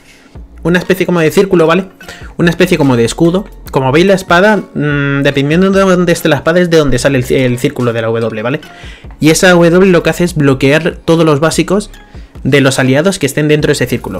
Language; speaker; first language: Spanish; native; Spanish